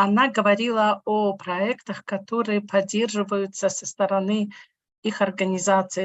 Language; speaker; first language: Russian; non-native, local second language; Tajik